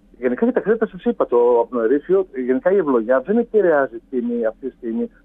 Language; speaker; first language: Greek; native; Greek